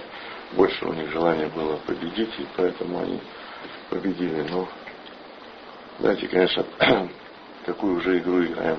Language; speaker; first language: Russian; native; Russian